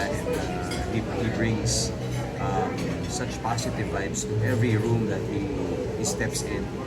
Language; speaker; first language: English; non-native, local second language; Filipino